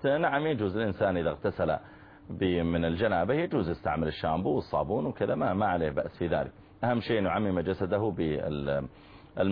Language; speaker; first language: Arabic; native; Arabic